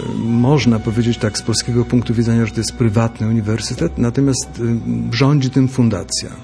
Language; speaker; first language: Polish; native; Polish